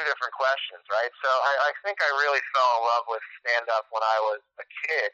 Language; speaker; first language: English; native; English